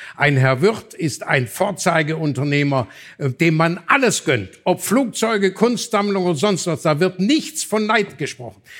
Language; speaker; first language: German; native; German